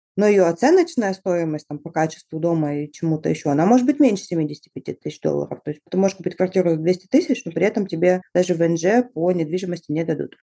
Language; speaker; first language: Russian; native; Russian